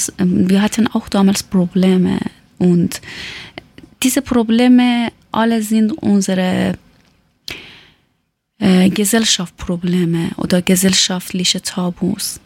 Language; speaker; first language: German; non-native, learner; Persian